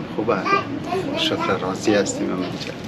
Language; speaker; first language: Persian; native; Persian